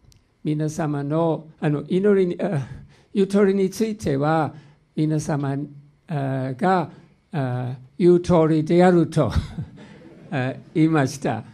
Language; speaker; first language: Japanese; non-native, fluent; English